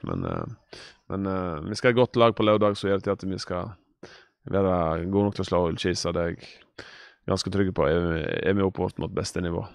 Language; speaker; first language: Norwegian; native; Norwegian